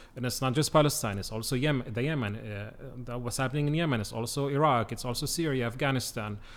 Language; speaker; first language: English; non-native, fluent; Arabic